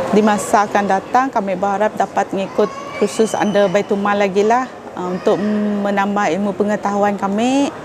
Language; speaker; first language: Malay; non-native, local second language; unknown